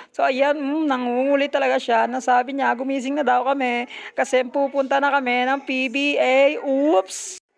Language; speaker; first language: Filipino; non-native, local second language; Hiligaynon